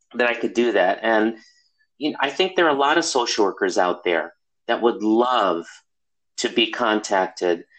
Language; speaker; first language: English; native; English